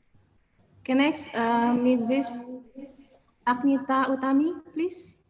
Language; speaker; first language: English; non-native, learner; Indonesian